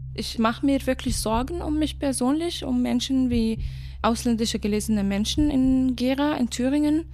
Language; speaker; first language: German; non-native, fluent; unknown